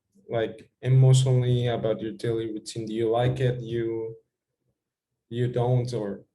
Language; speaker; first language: English; non-native, fluent; Spanish